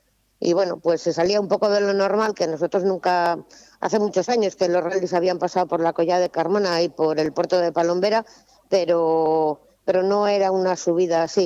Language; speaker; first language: Spanish; native; Spanish